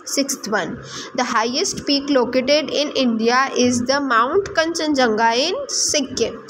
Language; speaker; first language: Hindi; native; Hindi